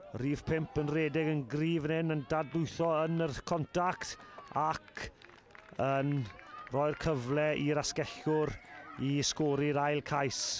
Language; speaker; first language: Welsh; native; Welsh